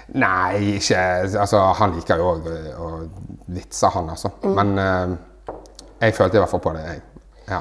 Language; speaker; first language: Norwegian; native; Norwegian